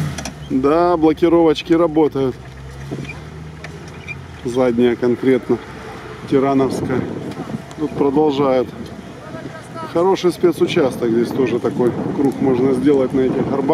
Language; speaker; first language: Russian; native; Russian